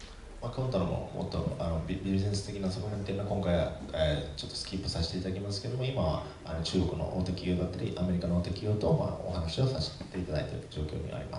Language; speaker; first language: Japanese; native; Japanese